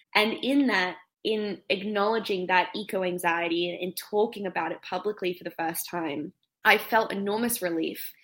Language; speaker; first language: English; native; English